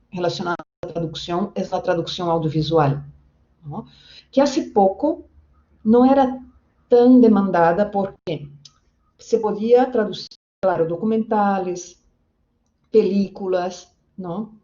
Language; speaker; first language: Spanish; non-native, fluent; Portuguese